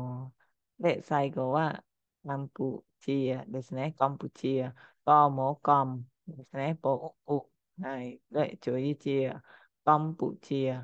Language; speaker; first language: Japanese; non-native, fluent; Khmer